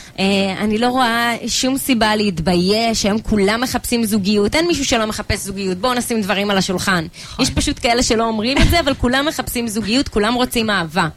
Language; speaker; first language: Hebrew; native; Hebrew